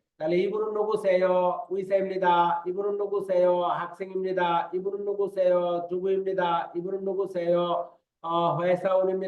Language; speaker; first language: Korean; non-native, fluent; Bangla